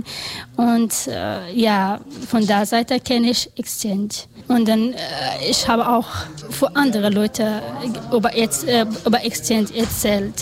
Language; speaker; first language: German; non-native, learner; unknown